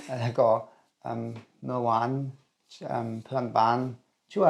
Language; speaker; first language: Thai; non-native, learner; German